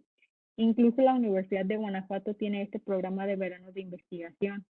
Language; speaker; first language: Spanish; native; Spanish